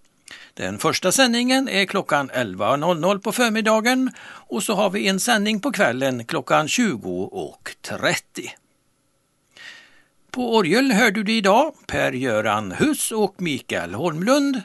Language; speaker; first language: Swedish; native; Swedish